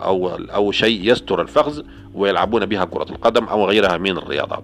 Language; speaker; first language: Arabic; native; Arabic